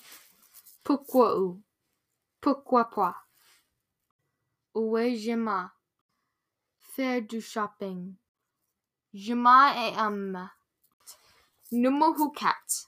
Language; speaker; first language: French; non-native, learner; English